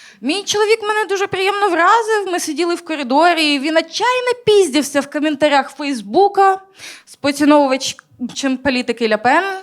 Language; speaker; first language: Ukrainian; native; Ukrainian